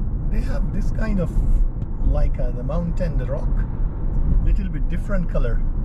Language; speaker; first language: English; non-native, local second language; Urdu